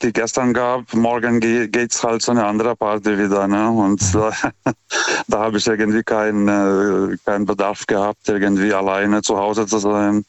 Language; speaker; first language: German; non-native, fluent; Lithuanian